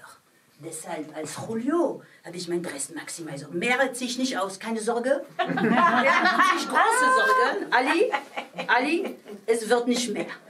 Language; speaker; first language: German; non-native, fluent; French